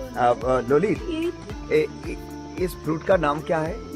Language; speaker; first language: Hindi; non-native, local second language; Bangla